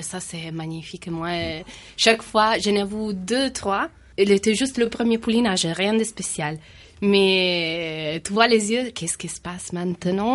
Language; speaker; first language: French; non-native, fluent; Italian